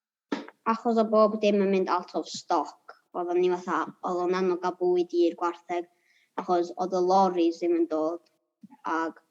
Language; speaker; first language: Welsh; native; Welsh